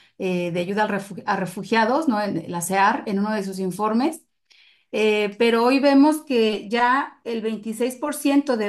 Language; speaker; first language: Spanish; native; Spanish